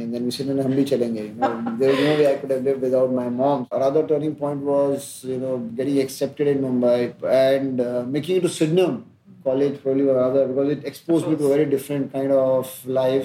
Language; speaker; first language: English; non-native, local second language; Hindi